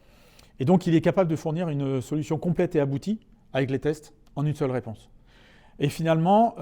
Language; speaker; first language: French; native; French